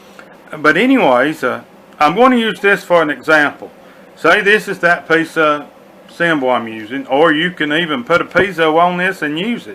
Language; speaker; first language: English; native; English